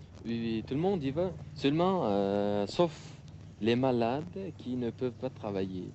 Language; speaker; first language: French; non-native, learner; Uzbek